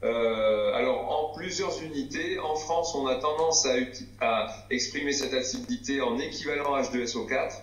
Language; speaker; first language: French; native; French